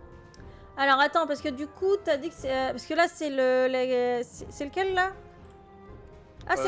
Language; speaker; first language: French; native; French